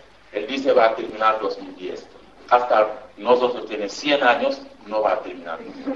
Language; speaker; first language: Spanish; non-native, learner; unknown